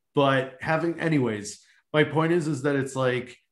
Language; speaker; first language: English; native; English